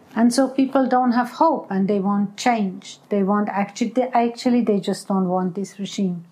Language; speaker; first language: English; non-native, fluent; Persian